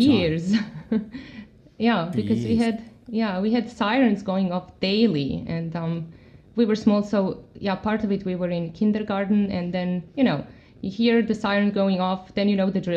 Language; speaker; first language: English; non-native, fluent; Croatian